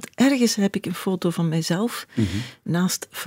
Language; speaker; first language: Dutch; native; Dutch